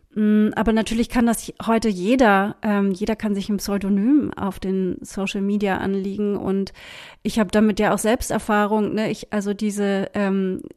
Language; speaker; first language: German; native; German